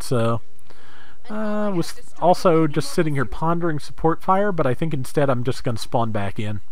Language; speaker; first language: English; native; English